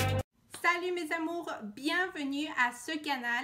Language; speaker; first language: French; non-native, fluent; Spanish